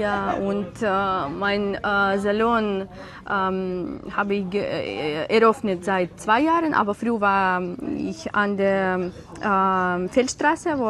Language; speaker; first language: German; non-native, learner; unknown